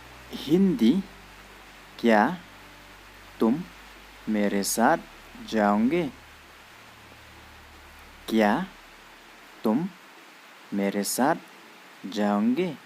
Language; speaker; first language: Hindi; non-native, learner; Khasi